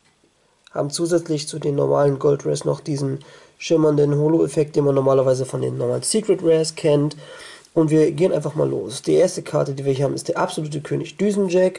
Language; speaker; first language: German; native; German